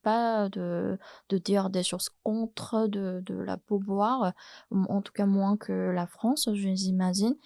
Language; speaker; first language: French; non-native, fluent; Chinese